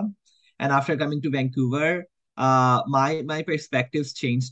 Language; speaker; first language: English; non-native, local second language; Bangla